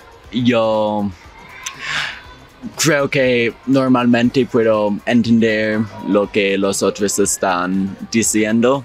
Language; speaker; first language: Spanish; non-native, learner; English